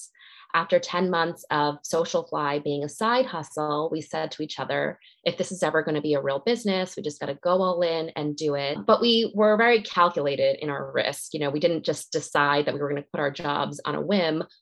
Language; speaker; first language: English; native; English